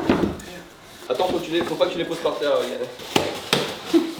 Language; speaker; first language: French; native; French